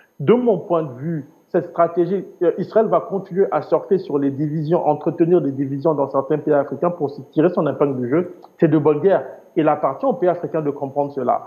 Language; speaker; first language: French; native; French